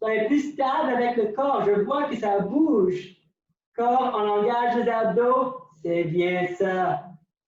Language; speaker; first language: French; non-native, local second language; English